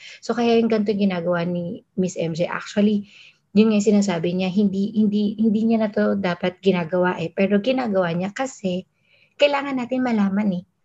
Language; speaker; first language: Filipino; native; Filipino